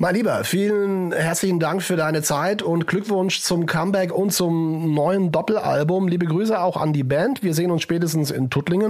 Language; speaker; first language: German; native; German